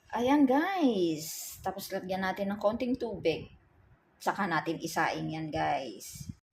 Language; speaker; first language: Filipino; non-native, local second language; Iloko